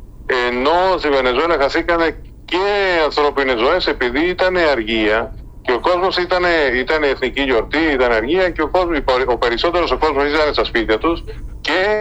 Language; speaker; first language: Greek; early bilingual, heritage; Spanish